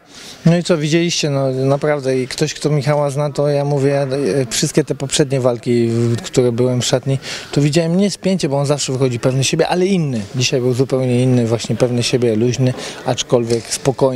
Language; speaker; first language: Polish; native; Polish